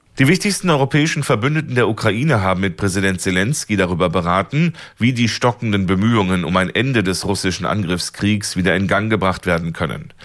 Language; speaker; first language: German; native; German